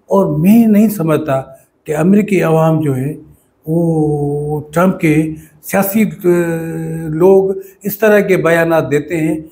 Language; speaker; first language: Urdu; non-native, local second language; Sindhi